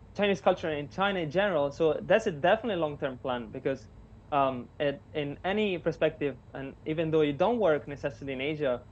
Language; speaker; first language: English; non-native, fluent; Italian